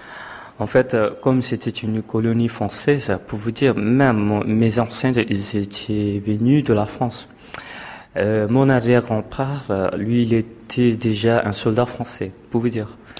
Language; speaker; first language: French; non-native, fluent; Tamil